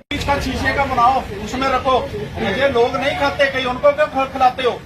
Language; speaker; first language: Hindi; non-native, local second language; Punjabi